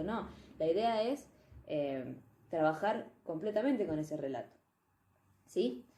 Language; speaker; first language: Spanish; native; Spanish